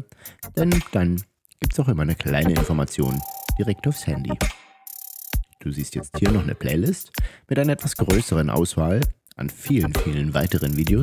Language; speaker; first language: German; native; German